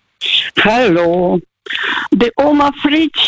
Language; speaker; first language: German; non-native, fluent; Russian